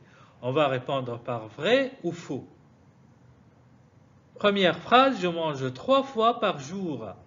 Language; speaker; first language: French; non-native, fluent; Arabic